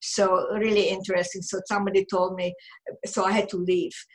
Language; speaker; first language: English; non-native, fluent; German